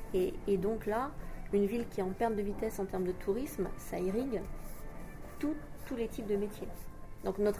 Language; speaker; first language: French; native; French